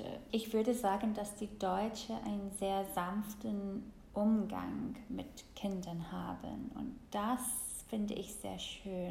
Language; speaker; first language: German; non-native, fluent; English